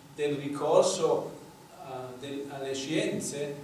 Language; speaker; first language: Italian; non-native, fluent; German